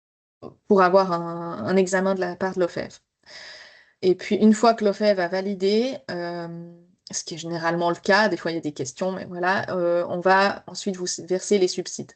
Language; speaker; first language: French; native; French